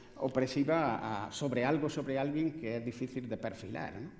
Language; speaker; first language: Spanish; native; Spanish